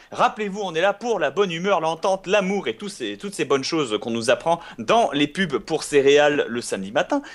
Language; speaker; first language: French; native; French